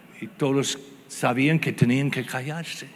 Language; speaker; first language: Spanish; non-native, fluent; English